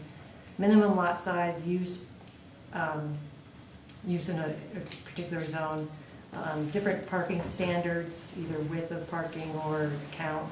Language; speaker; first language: English; native; English